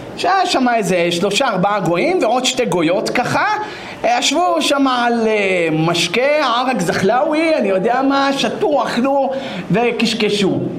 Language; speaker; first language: Hebrew; native; Hebrew